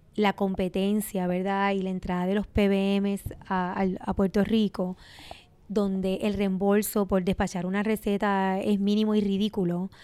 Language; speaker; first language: Spanish; native; Spanish